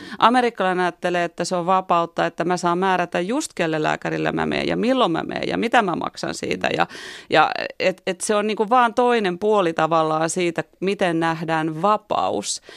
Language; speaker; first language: Finnish; native; Finnish